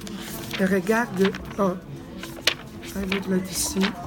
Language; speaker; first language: English; non-native, learner; Italian